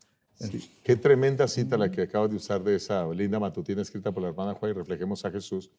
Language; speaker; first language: Spanish; native; Spanish